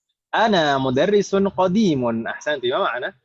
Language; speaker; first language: Arabic; non-native, fluent; Indonesian